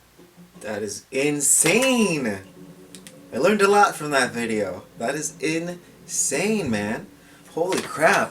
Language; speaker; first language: English; native; English